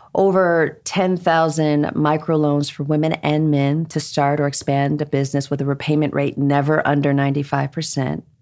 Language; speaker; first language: English; early bilingual, other home language; Krio